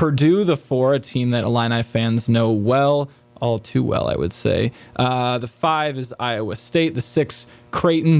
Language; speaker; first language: English; native; English